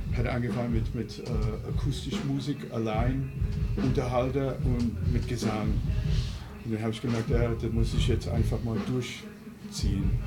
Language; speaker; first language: German; non-native, fluent; English